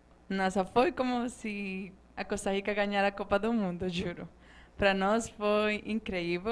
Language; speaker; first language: Portuguese; non-native, fluent; Spanish